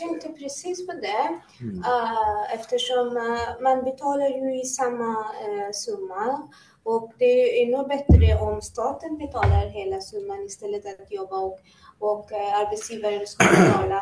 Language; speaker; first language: Swedish; non-native, fluent; Persian